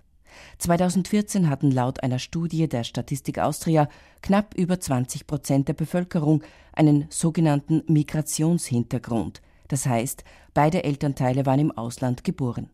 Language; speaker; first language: German; native; German